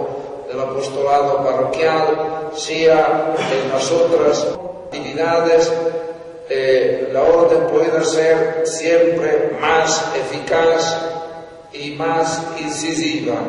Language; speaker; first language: Spanish; non-native, fluent; Italian